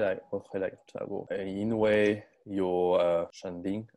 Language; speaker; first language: Chinese; non-native, learner; French